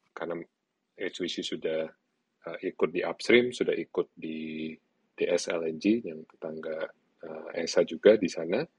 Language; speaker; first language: Indonesian; early bilingual, other home language; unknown